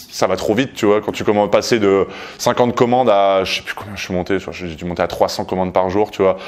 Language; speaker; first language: French; native; French